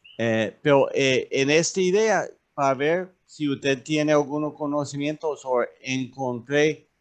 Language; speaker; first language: Spanish; non-native, learner; English